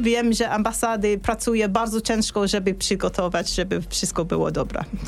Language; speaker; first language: Polish; non-native, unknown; English